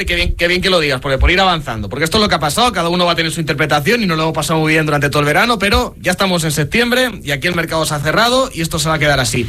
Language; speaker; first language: Spanish; native; Spanish